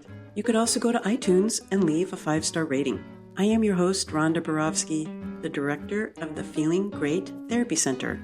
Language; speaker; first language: English; native; English